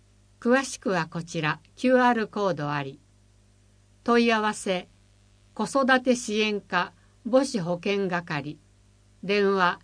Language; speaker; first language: Japanese; native; Japanese